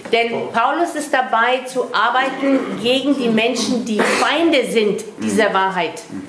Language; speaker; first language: German; native; German